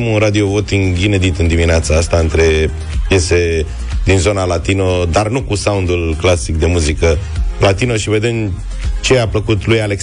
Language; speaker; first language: Romanian; native; Romanian